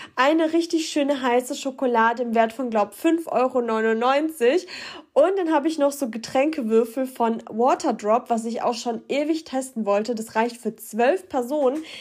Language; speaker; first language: German; early bilingual, other home language; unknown